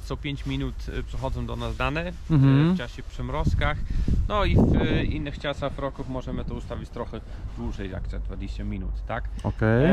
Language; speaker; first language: Polish; non-native, learner; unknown